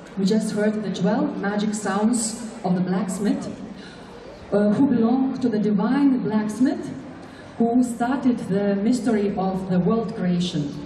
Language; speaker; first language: English; non-native, fluent; Lithuanian